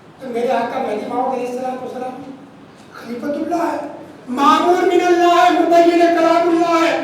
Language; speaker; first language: Urdu; non-native, local second language; Gujarati